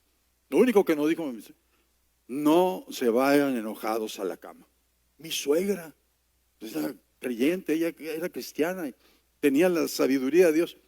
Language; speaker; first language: Spanish; native; Spanish